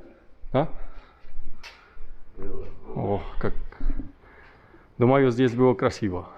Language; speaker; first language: Russian; non-native, learner; Polish